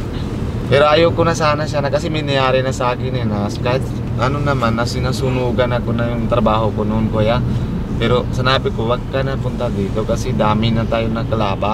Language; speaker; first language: Filipino; non-native, local second language; Cebuano